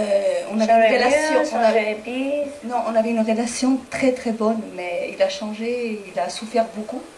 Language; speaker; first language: French; non-native, fluent; Spanish